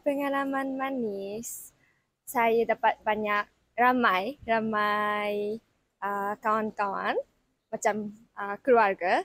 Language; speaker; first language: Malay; non-native, learner; Japanese